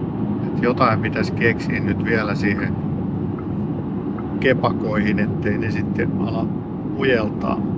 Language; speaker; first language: Finnish; native; Finnish